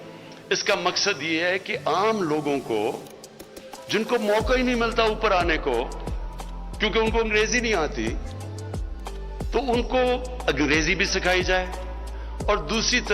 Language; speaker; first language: Urdu; native; Urdu